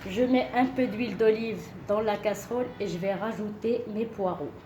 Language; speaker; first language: French; non-native, local second language; Arabic